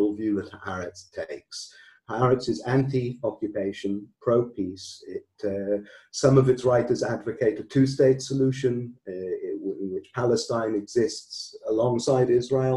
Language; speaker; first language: English; native; English